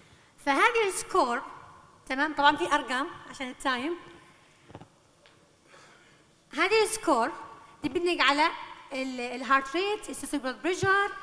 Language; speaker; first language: Arabic; native; Arabic